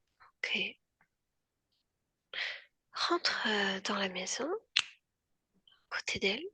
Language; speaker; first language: French; native; French